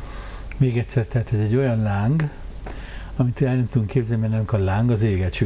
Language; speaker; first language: Hungarian; native; Hungarian